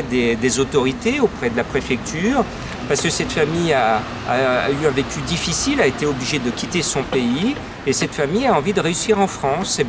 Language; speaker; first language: French; native; French